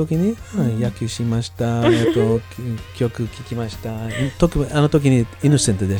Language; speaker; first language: Japanese; non-native, learner; English